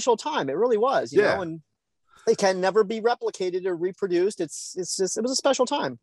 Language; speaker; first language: English; native; English